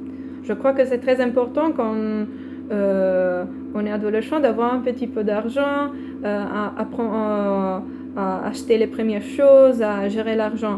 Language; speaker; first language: French; non-native, fluent; Italian